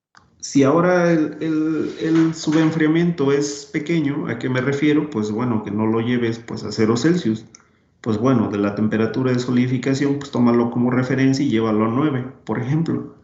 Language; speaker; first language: Spanish; native; Spanish